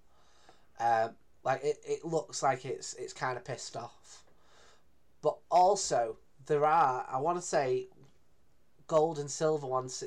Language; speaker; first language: English; native; English